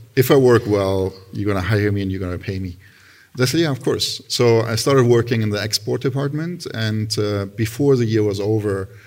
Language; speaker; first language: English; non-native, fluent; German